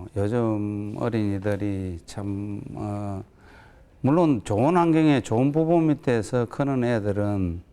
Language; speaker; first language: Korean; native; Korean